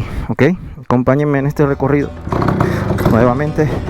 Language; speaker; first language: Spanish; native; Spanish